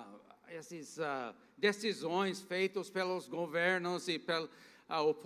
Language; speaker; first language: Portuguese; non-native, fluent; English